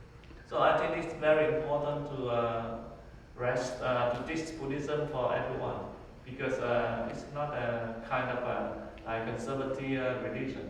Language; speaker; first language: English; non-native, learner; Vietnamese